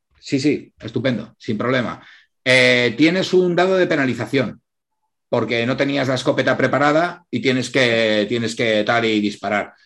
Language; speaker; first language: Spanish; native; Spanish